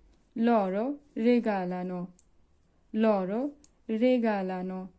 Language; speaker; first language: Italian; non-native, fluent; Bangla